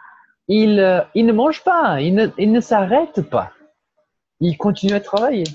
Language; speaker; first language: French; non-native, fluent; Portuguese